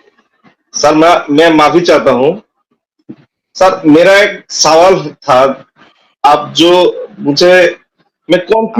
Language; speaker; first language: Hindi; non-native, learner; Bangla